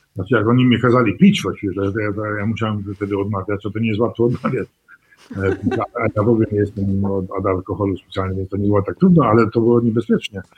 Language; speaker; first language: Polish; early bilingual, heritage; Polish